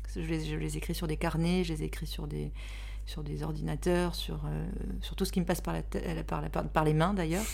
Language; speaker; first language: French; native; French